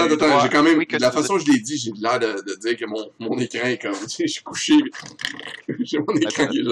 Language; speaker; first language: French; native; French